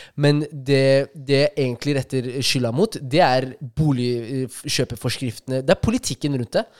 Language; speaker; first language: Norwegian; early bilingual, other home language; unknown